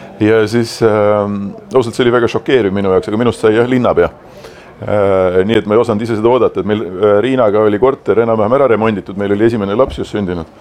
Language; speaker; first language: Estonian; native; Estonian